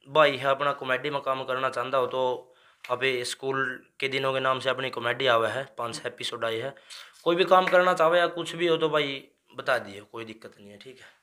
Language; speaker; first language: Hindi; native; Hindi